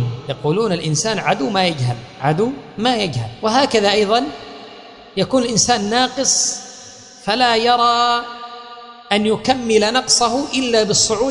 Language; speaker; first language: Arabic; native; Arabic